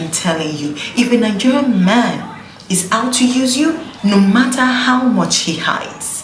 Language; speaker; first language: English; non-native, local second language; Igbo